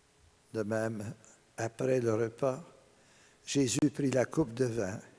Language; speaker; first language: French; native; French